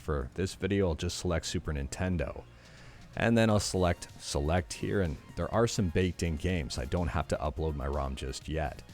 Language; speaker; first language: English; native; English